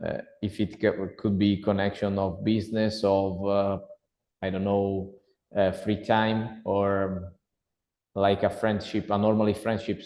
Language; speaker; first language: English; non-native, learner; Italian